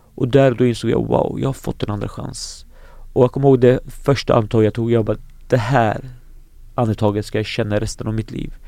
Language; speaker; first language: Swedish; early bilingual, other home language; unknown